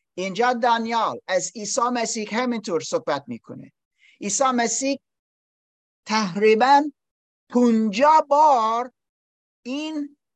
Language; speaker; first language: Persian; non-native, learner; English